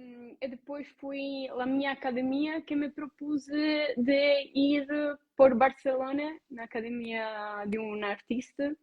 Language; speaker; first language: Portuguese; non-native, learner; Italian